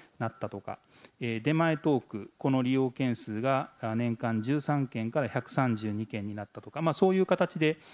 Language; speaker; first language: Japanese; native; Japanese